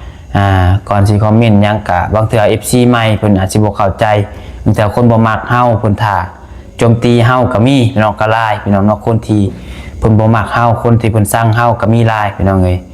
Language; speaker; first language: Thai; non-native, local second language; Lao